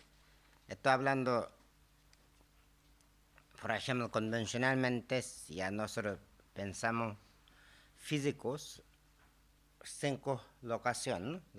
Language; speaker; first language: Spanish; non-native, learner; Tibetan